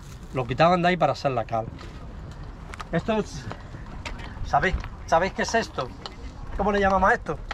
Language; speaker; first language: Spanish; native; Spanish